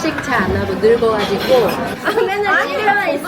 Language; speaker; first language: Korean; non-native, fluent; Chinese